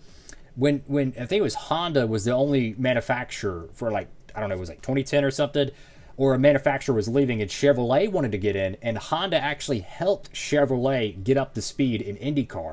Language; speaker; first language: English; native; English